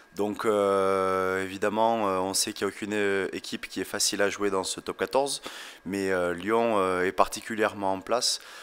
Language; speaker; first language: French; native; French